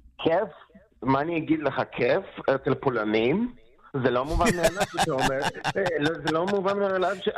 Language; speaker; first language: Hebrew; non-native, fluent; Polish